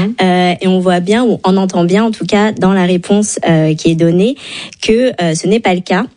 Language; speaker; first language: French; native; French